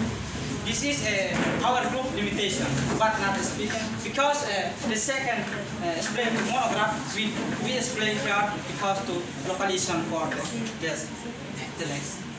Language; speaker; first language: English; non-native, learner; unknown